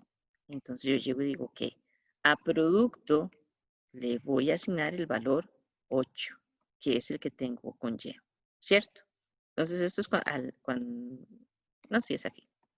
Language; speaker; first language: Spanish; native; Spanish